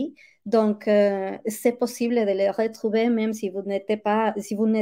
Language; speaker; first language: French; non-native, fluent; Spanish